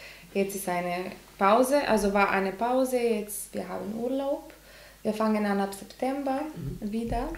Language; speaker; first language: German; non-native, learner; Macedonian